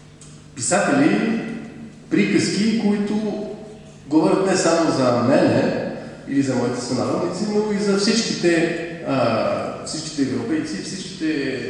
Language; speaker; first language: Bulgarian; non-native, fluent; French